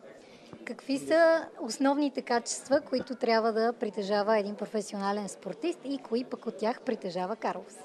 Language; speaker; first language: Bulgarian; native; Bulgarian